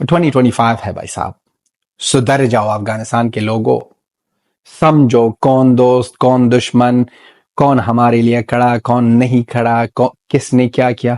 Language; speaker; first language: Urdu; non-native, fluent; Pashto